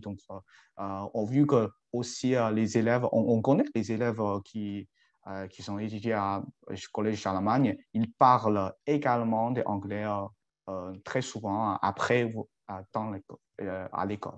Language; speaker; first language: French; non-native, fluent; Chinese